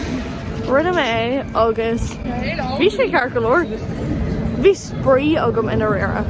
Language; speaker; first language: Irish; non-native, local second language; English